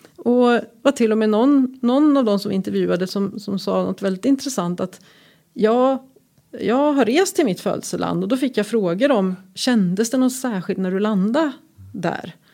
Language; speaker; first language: Swedish; native; Swedish